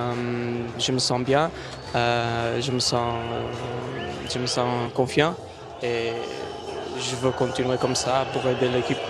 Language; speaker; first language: French; non-native, learner; Portuguese